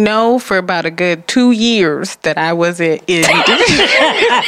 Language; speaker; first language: English; early bilingual, other home language; Jamaican Creole English